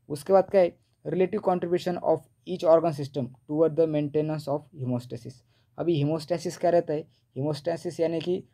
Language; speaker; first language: Hindi; non-native, local second language; Marathi